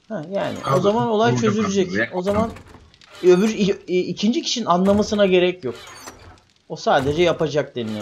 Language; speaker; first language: Turkish; native; Turkish